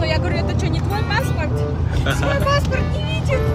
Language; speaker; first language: Russian; native; Russian